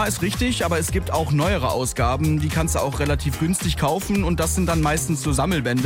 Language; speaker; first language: German; native; German